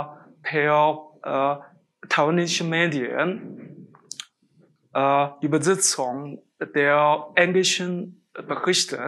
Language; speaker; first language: German; non-native, fluent; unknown